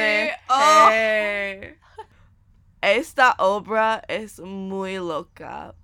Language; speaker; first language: Spanish; non-native, learner; English